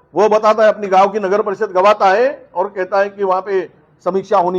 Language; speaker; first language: Hindi; non-native, local second language; Marathi